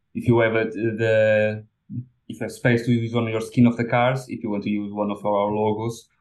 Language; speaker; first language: English; non-native, fluent; Portuguese